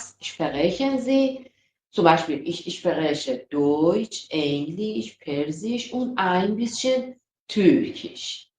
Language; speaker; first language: German; non-native, fluent; Persian